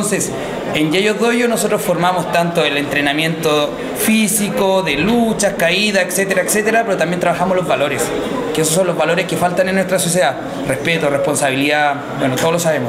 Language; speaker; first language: Spanish; native; Spanish